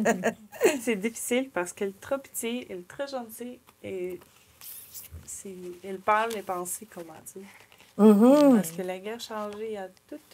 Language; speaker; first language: French; non-native, learner; Ukrainian